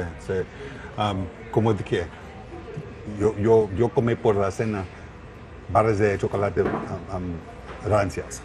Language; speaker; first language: Spanish; non-native, learner; English